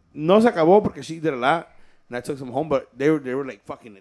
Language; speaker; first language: English; early bilingual, other home language; Spanish